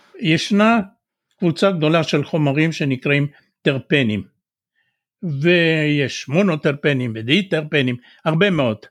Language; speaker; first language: Hebrew; non-native, fluent; Bulgarian